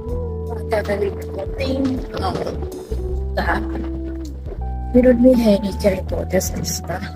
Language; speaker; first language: Finnish; non-native, learner; Vietnamese